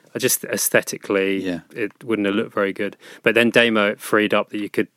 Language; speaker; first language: English; native; English